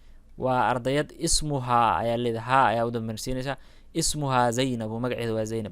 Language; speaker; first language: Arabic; non-native, local second language; Somali